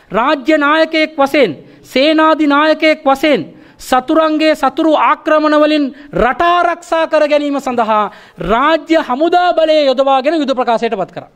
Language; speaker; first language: Sinhala; non-native, local second language; Tamil